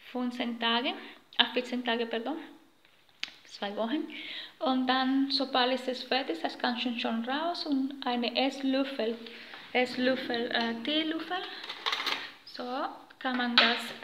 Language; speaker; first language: German; non-native, learner; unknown